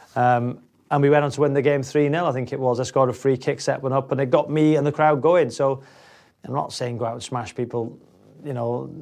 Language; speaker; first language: English; native; English